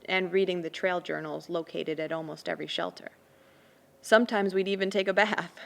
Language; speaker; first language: English; native; English